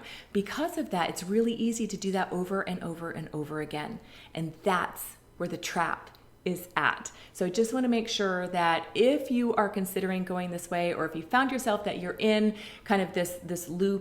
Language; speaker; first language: English; native; English